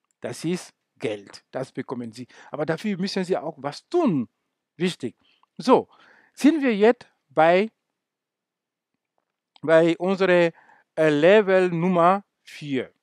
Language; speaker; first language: German; non-native, fluent; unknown